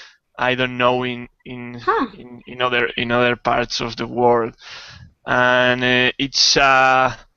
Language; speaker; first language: English; non-native, learner; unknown